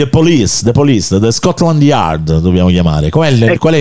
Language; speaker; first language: Italian; native; Italian